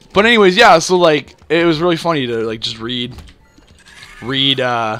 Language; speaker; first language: English; native; English